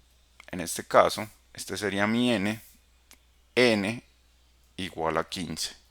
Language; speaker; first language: Spanish; native; Spanish